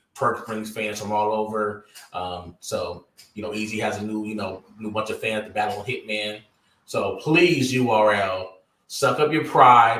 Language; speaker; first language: English; native; English